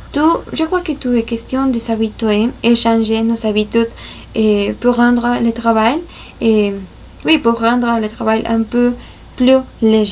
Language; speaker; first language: French; non-native, fluent; Spanish